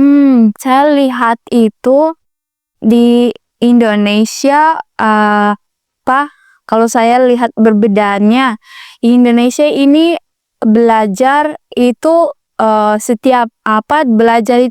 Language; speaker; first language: Indonesian; non-native, learner; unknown